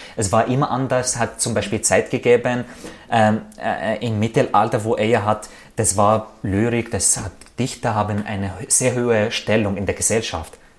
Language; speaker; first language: German; non-native, fluent; Arabic